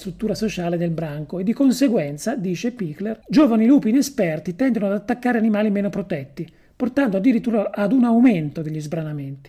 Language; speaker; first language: Italian; native; Italian